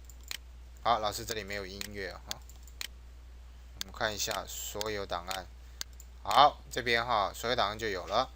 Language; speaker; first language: Chinese; native; Chinese